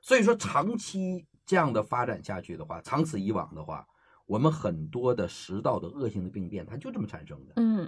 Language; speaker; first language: Chinese; native; Chinese